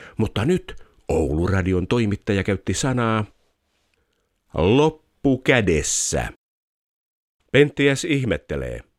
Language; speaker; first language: Finnish; native; Finnish